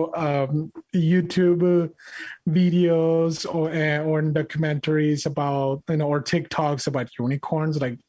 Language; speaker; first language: English; non-native, fluent; Spanish